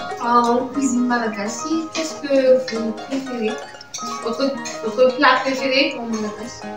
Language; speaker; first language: French; non-native, local second language; Malagasy